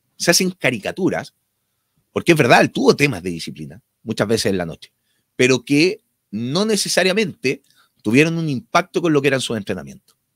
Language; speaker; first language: Spanish; native; Spanish